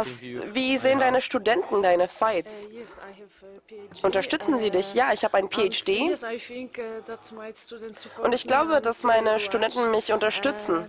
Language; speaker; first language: German; non-native, fluent; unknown